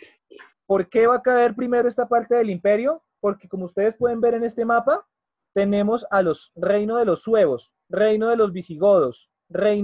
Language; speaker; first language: Spanish; native; Spanish